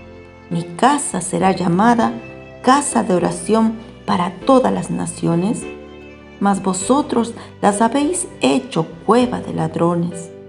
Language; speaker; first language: Spanish; native; Spanish